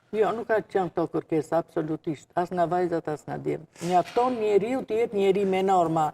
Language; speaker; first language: Albanian; non-native, local second language; Romany